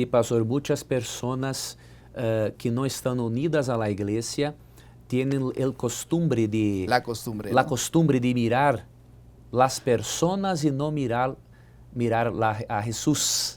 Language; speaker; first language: Spanish; non-native, learner; Portuguese